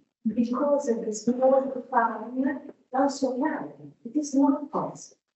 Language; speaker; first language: English; non-native, learner; Italian